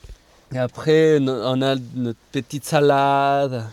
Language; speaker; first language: French; non-native, fluent; Spanish